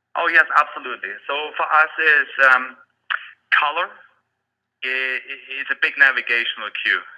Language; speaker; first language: English; non-native, fluent; German